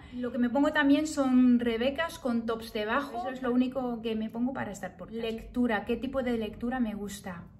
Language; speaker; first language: Spanish; early bilingual, heritage; Spanish